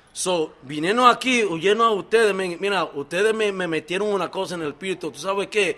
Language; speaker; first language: Spanish; early bilingual, heritage; Spanish